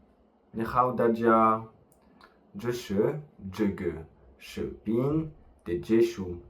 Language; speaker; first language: Chinese; non-native, learner; French